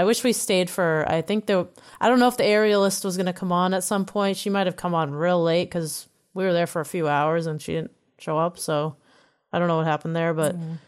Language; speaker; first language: English; native; English